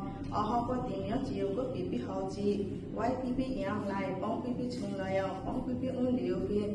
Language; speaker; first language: Cantonese; non-native, learner; Bangla